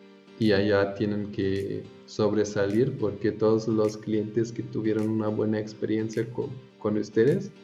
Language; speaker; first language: Spanish; non-native, fluent; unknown